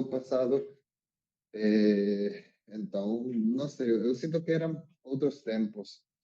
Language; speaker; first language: Portuguese; non-native, learner; Spanish